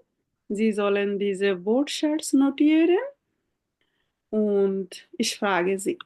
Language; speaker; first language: German; non-native, fluent; Bangla